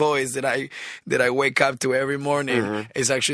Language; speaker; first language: English; non-native, fluent; Spanish